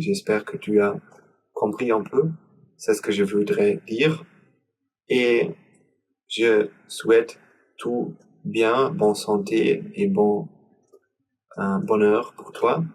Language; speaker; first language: French; non-native, learner; German